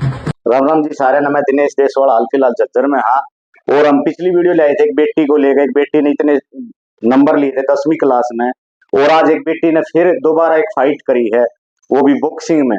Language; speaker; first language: Hindi; native; Hindi